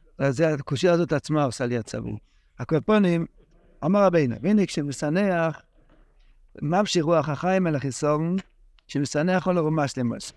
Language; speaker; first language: Hebrew; non-native, fluent; English